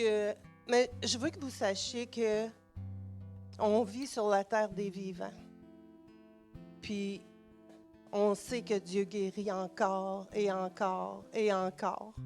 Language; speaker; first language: French; native; French